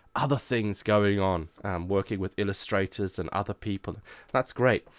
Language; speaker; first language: English; native; English